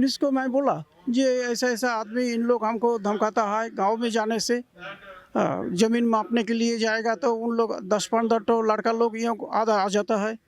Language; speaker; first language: Hindi; non-native, local second language; Bangla